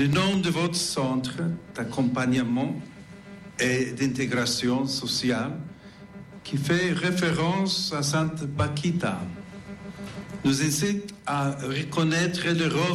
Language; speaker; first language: French; non-native, fluent; English